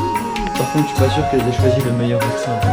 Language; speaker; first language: French; native; French